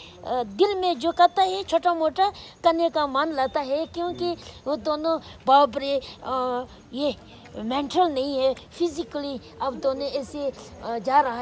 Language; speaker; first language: Hindi; non-native, local second language; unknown